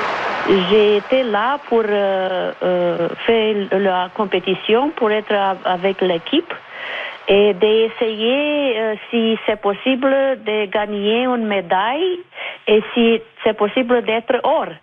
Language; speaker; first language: French; non-native, fluent; Romanian